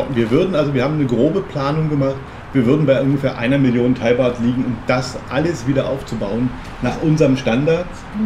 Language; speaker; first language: German; native; German